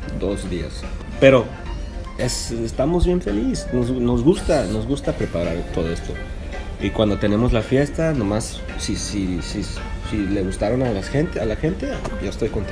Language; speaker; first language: Spanish; early bilingual, heritage; Spanish